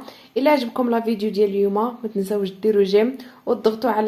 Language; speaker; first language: Arabic; native; Arabic